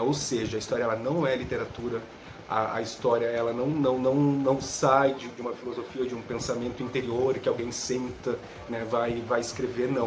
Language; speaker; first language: Portuguese; native; Portuguese